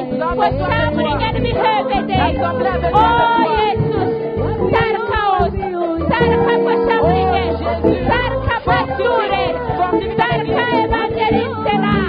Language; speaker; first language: Swedish; non-native, fluent; French